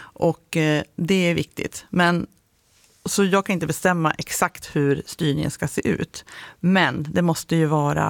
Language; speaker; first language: Swedish; native; Swedish